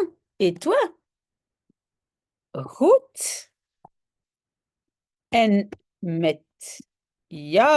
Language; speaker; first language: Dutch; non-native, local second language; French